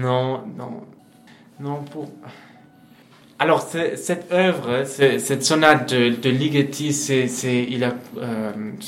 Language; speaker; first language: French; non-native, fluent; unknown